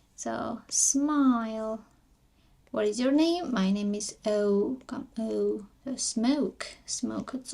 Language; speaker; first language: English; non-native, fluent; Armenian